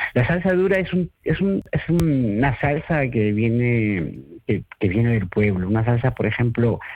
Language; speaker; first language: Spanish; native; Spanish